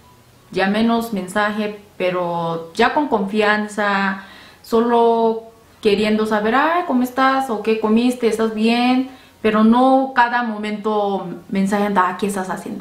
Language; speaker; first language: Spanish; non-native, fluent; Korean